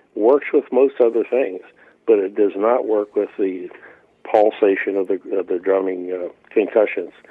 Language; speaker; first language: English; native; English